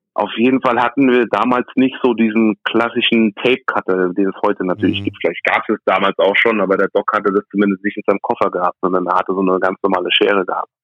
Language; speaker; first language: German; early bilingual, other home language; English